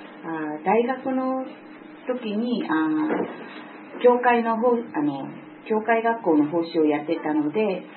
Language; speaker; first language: Japanese; non-native, fluent; Korean